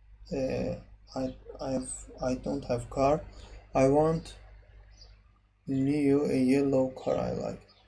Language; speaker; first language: English; non-native, fluent; Azerbaijani